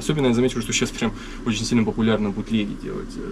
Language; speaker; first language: Russian; native; Russian